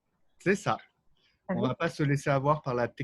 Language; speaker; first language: French; native; French